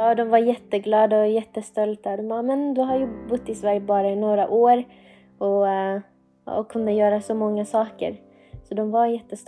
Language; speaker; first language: Swedish; non-native, fluent; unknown